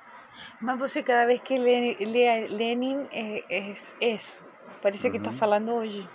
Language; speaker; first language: Portuguese; non-native, fluent; Spanish